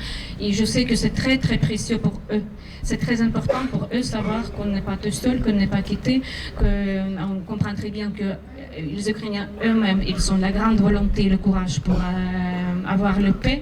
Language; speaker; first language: French; non-native, fluent; Ukrainian